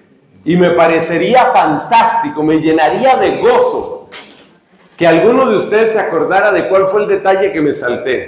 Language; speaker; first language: Spanish; native; Spanish